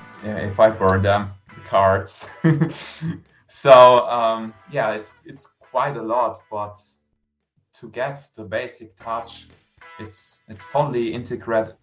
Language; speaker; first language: English; non-native, fluent; German